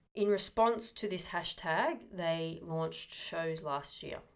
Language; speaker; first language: English; native; English